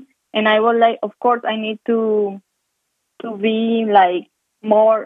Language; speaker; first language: English; non-native, fluent; Spanish